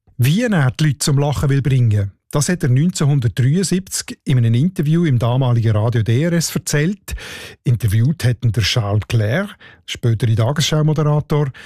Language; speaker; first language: German; native; German